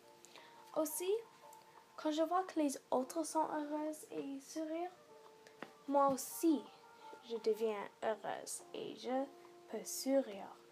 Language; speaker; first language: French; non-native, local second language; English